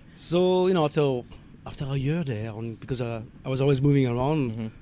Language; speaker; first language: English; non-native, fluent; French